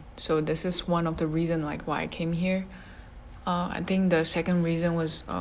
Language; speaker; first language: English; non-native, fluent; Chinese